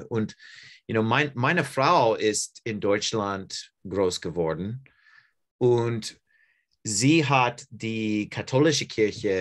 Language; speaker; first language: German; non-native, learner; English